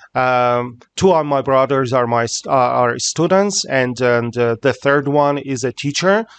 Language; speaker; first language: English; non-native, fluent; Persian